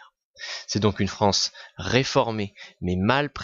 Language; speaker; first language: French; native; French